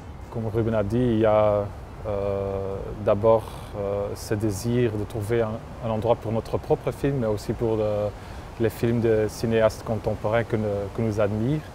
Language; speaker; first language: French; non-native, local second language; Dutch